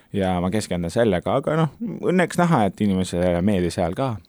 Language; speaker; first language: Estonian; non-native, learner; Turkish